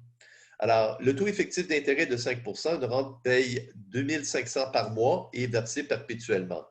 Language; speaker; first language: French; native; French